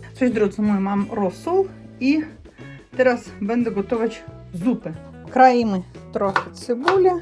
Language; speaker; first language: Polish; non-native, learner; Russian